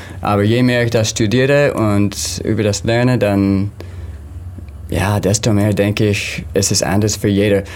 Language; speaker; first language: German; non-native, learner; English